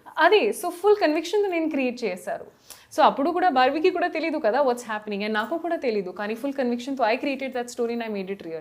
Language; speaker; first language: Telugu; non-native, fluent; Hindi